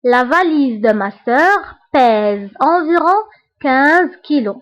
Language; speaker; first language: French; non-native, local second language; Arabic